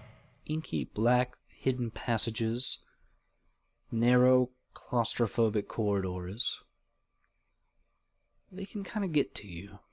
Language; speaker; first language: English; native; English